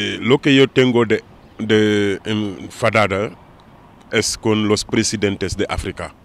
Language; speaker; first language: Spanish; non-native, learner; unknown